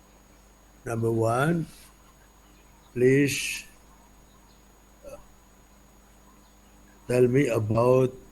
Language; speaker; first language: English; non-native, learner; Indonesian